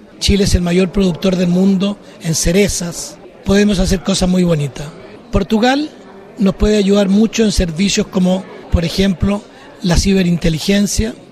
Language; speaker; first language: Spanish; native; Spanish